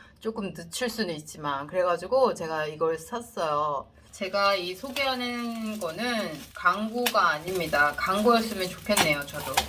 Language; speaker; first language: Korean; native; Korean